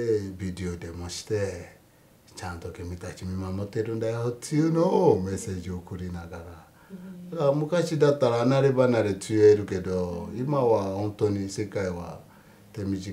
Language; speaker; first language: Japanese; non-native, fluent; Yoruba